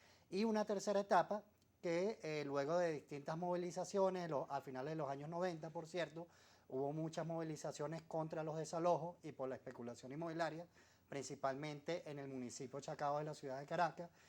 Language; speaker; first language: Spanish; native; Spanish